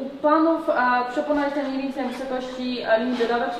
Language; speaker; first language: Polish; native; Polish